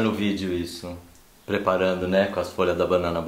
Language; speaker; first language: Portuguese; native; Portuguese